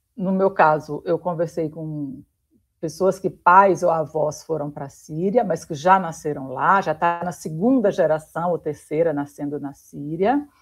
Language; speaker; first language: Portuguese; native; Portuguese